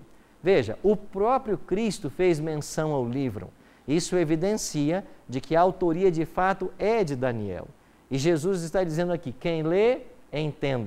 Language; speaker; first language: Portuguese; native; Portuguese